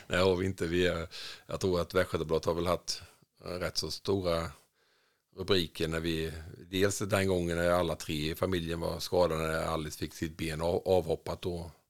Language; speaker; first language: Swedish; native; Swedish